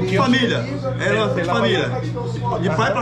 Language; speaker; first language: Portuguese; native; Portuguese